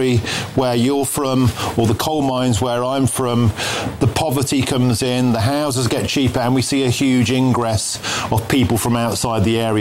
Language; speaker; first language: English; native; English